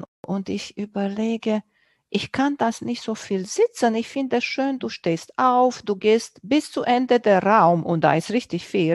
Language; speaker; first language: German; non-native, fluent; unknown